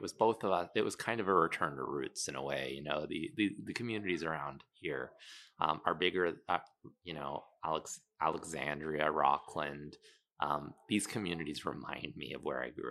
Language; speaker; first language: English; native; English